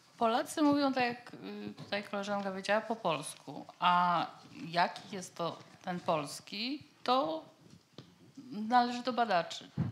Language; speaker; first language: Polish; native; Polish